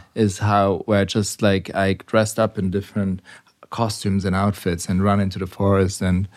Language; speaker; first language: English; non-native, fluent; German